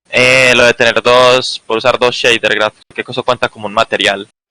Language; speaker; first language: Spanish; native; Spanish